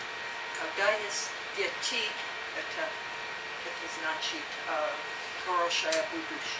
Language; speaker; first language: Russian; non-native, learner; English